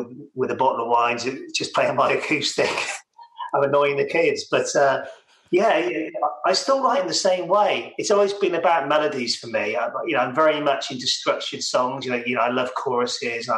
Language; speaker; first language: English; native; English